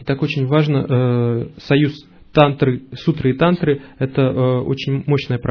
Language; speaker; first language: Russian; native; Russian